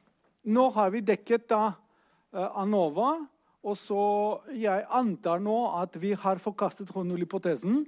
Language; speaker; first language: Norwegian; non-native, fluent; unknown